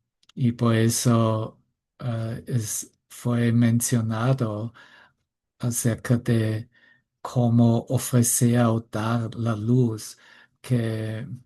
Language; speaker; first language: Spanish; non-native, fluent; German